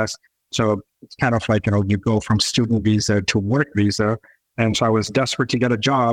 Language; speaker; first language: English; non-native, local second language; Urdu